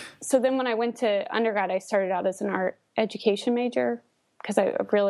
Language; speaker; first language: English; native; English